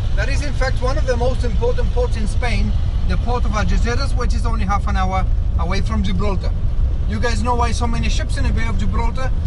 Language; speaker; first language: English; non-native, local second language; Spanish